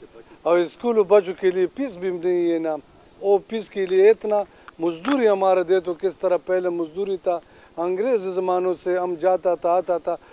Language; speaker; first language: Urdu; non-native, local second language; Pashto